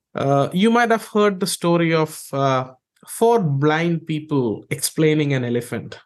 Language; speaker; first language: English; non-native, local second language; Malayalam